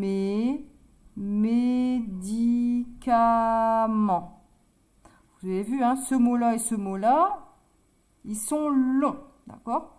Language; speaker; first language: French; native; French